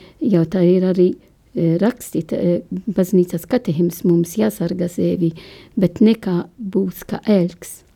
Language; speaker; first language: Latvian; non-native, learner; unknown